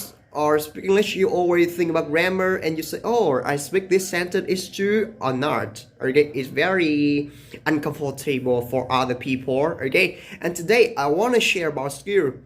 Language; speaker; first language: English; non-native, learner; Vietnamese